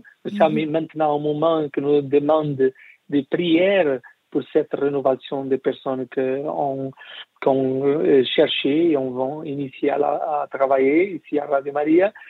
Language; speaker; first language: French; non-native, learner; Portuguese